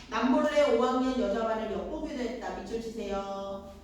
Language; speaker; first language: Korean; native; Korean